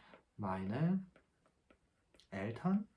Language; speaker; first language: German; non-native, fluent; Korean